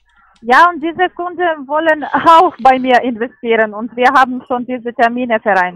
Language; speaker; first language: German; non-native, learner; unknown